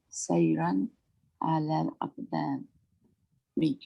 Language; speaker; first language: Arabic; non-native, learner; English